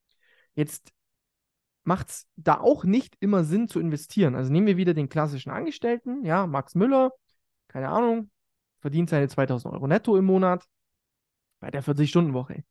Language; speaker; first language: German; native; German